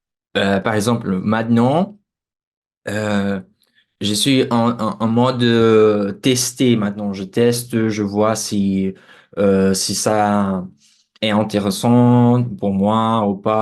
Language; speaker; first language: French; non-native, fluent; Portuguese